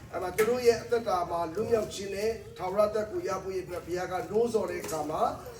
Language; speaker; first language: Burmese; native; Burmese